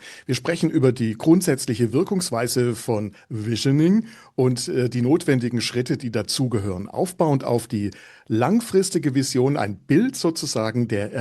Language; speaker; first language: German; native; German